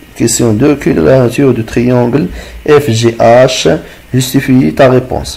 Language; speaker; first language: French; non-native, local second language; Arabic